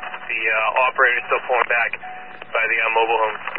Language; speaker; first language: English; native; English